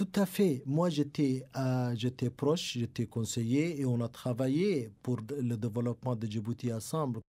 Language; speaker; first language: French; non-native, local second language; Somali